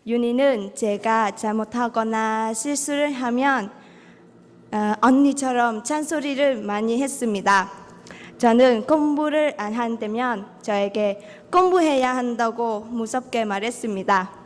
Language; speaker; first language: Korean; non-native, fluent; Vietnamese